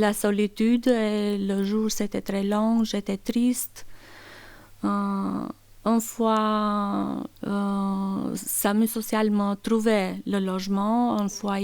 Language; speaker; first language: French; non-native, learner; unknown